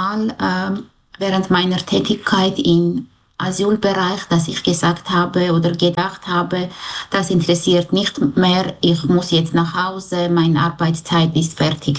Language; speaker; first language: German; non-native, fluent; Armenian